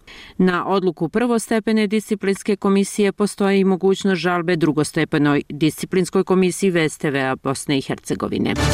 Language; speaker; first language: Croatian; native; Croatian